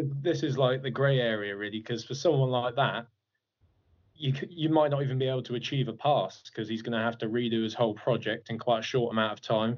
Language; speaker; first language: English; native; English